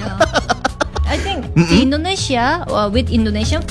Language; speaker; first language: English; non-native, learner; Korean